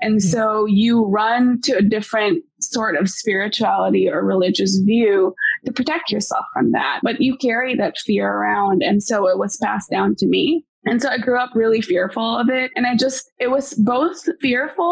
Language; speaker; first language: English; non-native, local second language; Hiligaynon